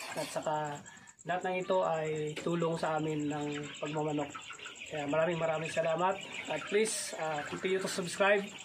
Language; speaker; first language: Filipino; native; Filipino